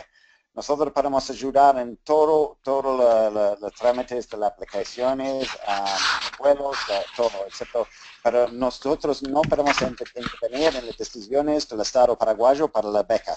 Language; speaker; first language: Spanish; non-native, fluent; English